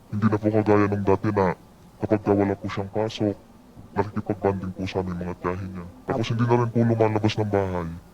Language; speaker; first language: Filipino; native; Filipino